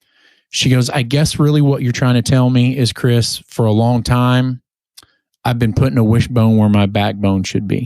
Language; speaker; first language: English; native; English